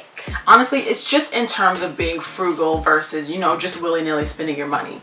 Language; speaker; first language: English; native; English